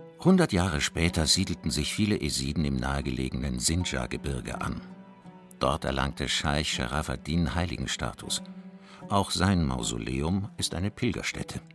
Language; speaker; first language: German; native; German